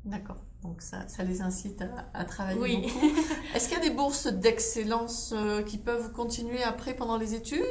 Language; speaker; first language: French; native; French